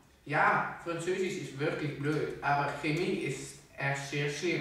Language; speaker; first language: German; non-native, learner; Dutch